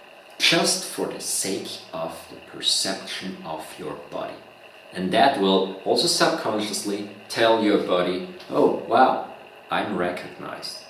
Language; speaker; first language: English; non-native, fluent; German